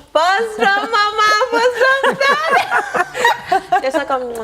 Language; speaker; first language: Macedonian; non-native, learner; Swahili